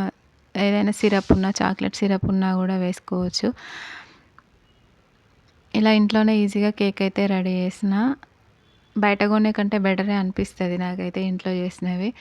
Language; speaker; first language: Telugu; native; Telugu